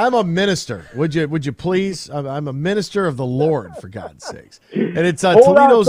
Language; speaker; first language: English; native; English